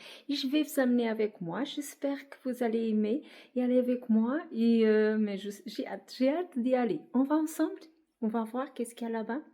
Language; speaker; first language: French; non-native, fluent; Portuguese